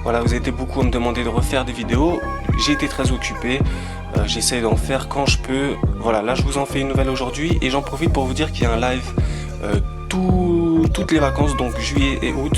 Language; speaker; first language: French; native; French